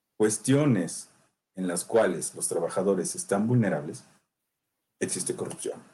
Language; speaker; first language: Spanish; native; Spanish